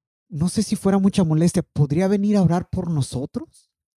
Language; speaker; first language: Spanish; early bilingual, other home language; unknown